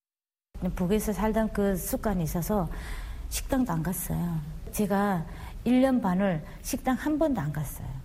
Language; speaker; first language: Korean; native; Korean